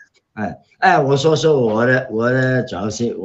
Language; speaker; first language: Chinese; non-native, local second language; Cantonese